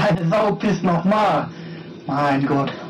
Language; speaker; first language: German; native; German